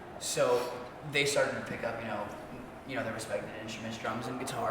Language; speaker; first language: English; native; English